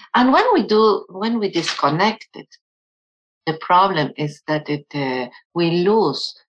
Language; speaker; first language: English; non-native, fluent; German